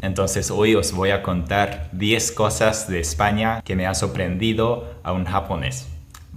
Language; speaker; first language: Spanish; non-native, fluent; Japanese